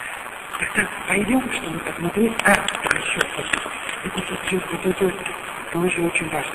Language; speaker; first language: Russian; non-native, learner; Italian